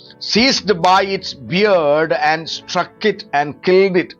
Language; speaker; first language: English; non-native, local second language; Malayalam